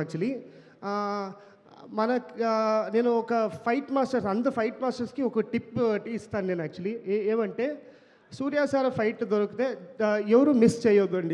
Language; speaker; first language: Telugu; non-native, learner; Kannada